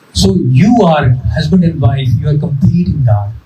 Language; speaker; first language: English; non-native, local second language; Urdu